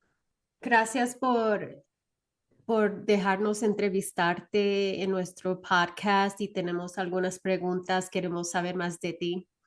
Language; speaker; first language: Spanish; early bilingual, heritage; Spanish